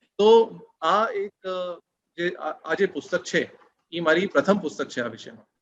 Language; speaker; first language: Gujarati; non-native, local second language; Hindi